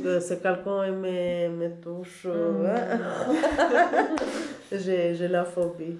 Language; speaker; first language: French; non-native, learner; Albanian